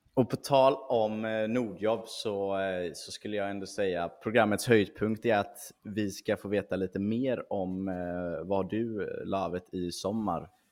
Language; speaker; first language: Swedish; native; Swedish